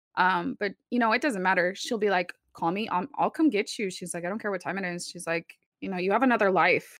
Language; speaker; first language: English; early bilingual, other home language; Spanish